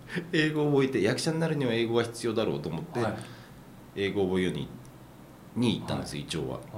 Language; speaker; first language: Japanese; native; Japanese